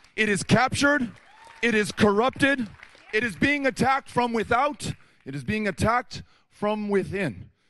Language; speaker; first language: English; native; English